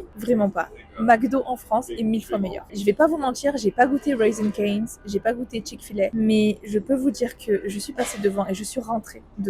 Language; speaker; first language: French; native; French